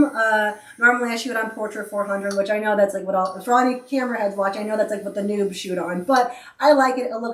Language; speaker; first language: English; native; English